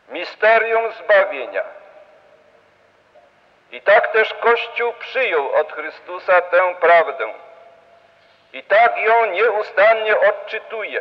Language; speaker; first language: Polish; native; Polish